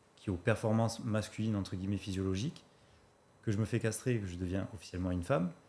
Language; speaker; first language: French; native; French